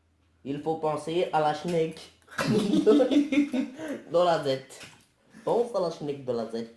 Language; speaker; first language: French; native; French